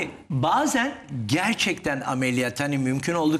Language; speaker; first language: Turkish; native; Turkish